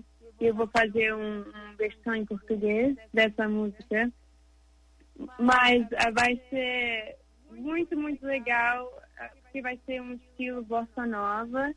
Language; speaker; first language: Portuguese; early bilingual, heritage; English